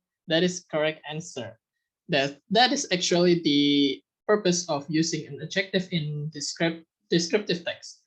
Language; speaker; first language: English; non-native, fluent; Indonesian